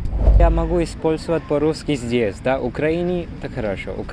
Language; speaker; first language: Russian; non-native, learner; Malayalam